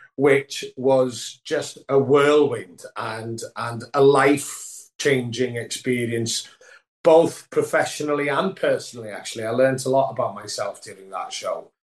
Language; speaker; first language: English; non-native, local second language; Welsh